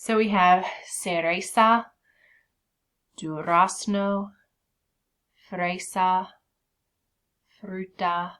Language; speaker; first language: Spanish; non-native, fluent; English